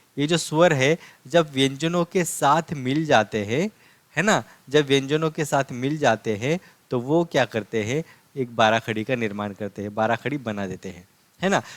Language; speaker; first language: Hindi; non-native, local second language; Marathi